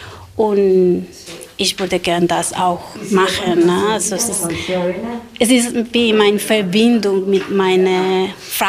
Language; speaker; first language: German; non-native, learner; Spanish